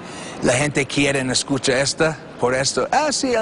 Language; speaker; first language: Spanish; non-native, learner; English